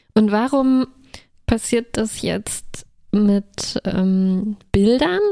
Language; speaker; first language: German; native; German